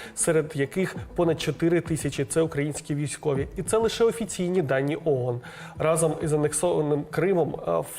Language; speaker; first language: Ukrainian; native; Ukrainian